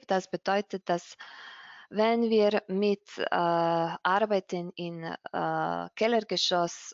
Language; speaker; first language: German; non-native, fluent; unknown